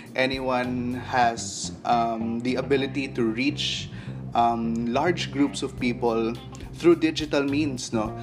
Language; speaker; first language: English; non-native, local second language; Cebuano